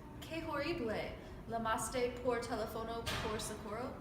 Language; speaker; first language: Spanish; non-native, learner; English